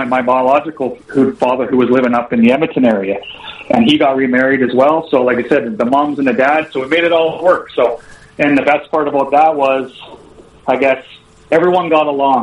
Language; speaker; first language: English; native; English